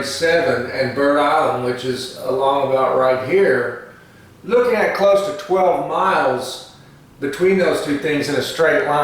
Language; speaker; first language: English; native; English